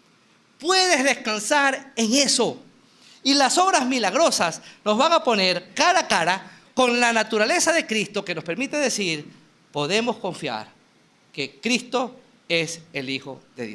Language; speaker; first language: Spanish; native; Spanish